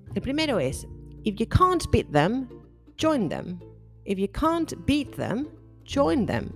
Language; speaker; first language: English; non-native, fluent; Spanish